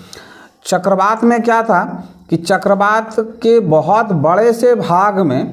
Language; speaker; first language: Hindi; native; Hindi